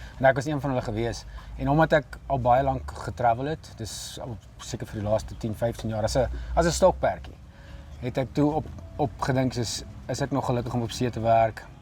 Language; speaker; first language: Afrikaans; native; Afrikaans